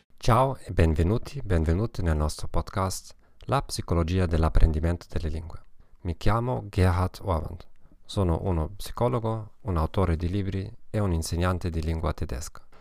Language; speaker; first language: Italian; non-native, learner; German